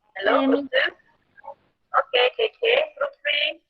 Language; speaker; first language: English; non-native, fluent; Indonesian